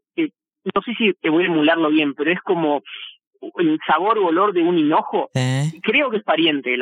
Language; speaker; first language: Spanish; native; Spanish